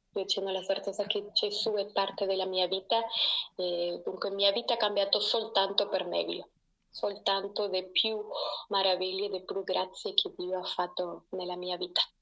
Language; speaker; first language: Italian; non-native, learner; Spanish